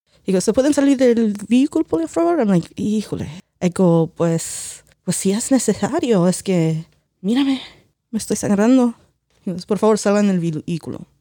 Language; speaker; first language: Spanish; early bilingual, heritage; Spanish